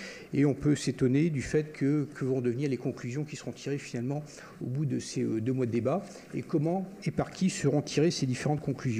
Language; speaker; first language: French; native; French